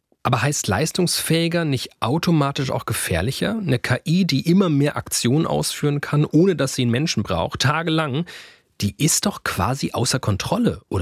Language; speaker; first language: German; native; German